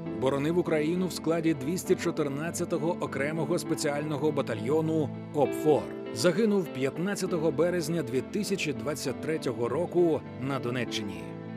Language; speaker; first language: Ukrainian; native; Ukrainian